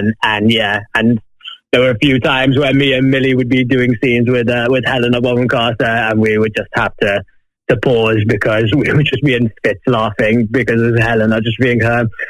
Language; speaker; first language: English; native; English